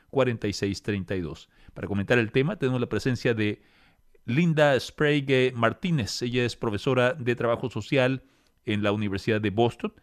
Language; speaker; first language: Spanish; native; Spanish